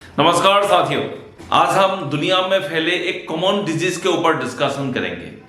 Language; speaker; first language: Hindi; non-native, local second language; Assamese